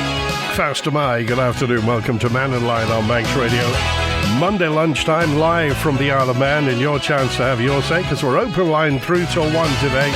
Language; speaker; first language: English; native; English